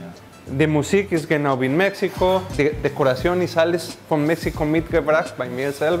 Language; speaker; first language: German; non-native, fluent; Spanish